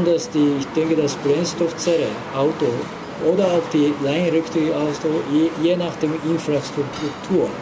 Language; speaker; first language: German; non-native, learner; Japanese